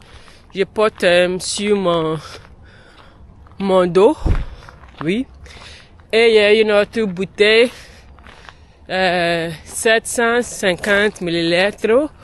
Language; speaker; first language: French; non-native, learner; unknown